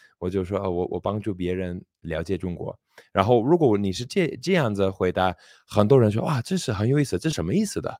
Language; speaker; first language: Chinese; non-native, fluent; English